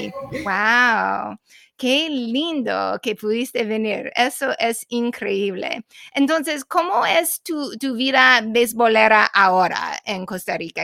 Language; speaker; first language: Spanish; non-native, fluent; English